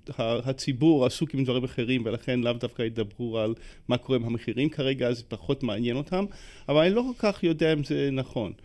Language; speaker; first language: Hebrew; non-native, fluent; English